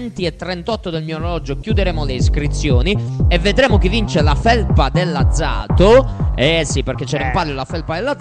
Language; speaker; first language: Italian; native; Italian